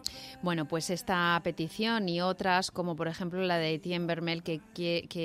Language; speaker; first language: Spanish; native; Spanish